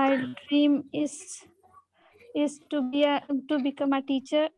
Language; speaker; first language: English; non-native, learner; Hindi